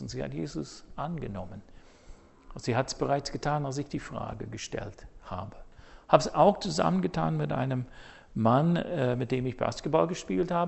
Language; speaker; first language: German; non-native, fluent; English